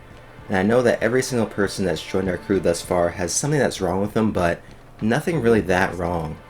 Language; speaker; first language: English; native; English